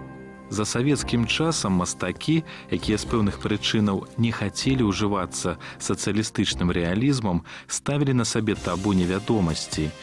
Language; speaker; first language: Belarusian; native; Belarusian